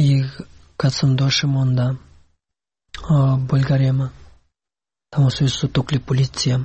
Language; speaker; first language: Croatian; non-native, learner; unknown